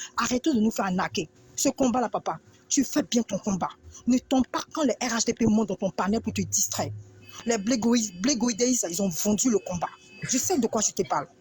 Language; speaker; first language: French; native; French